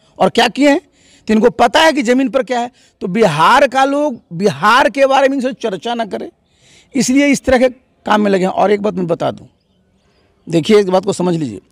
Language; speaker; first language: Hindi; native; Hindi